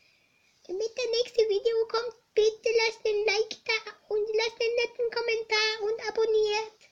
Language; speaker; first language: German; early bilingual, other home language; Hungarian